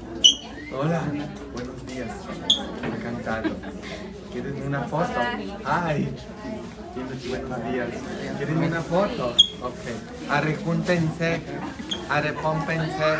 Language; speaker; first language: Spanish; non-native, fluent; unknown